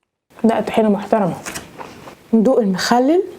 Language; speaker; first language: Arabic; native; Arabic